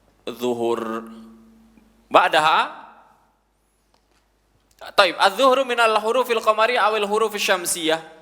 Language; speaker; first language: Arabic; non-native, fluent; Indonesian